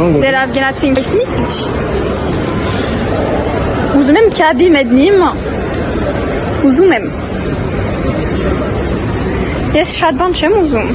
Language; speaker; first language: Armenian; early bilingual, heritage; Armenian